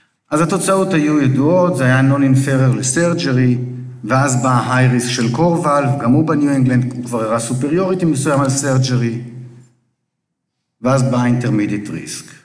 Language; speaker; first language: Hebrew; native; Hebrew